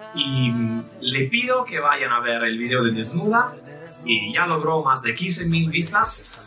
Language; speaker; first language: Spanish; non-native, fluent; Italian